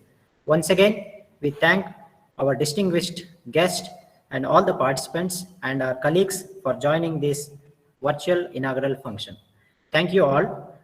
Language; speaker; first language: English; non-native, local second language; Kannada